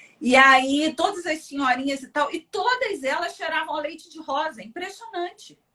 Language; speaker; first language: Portuguese; early bilingual, other home language; Spanish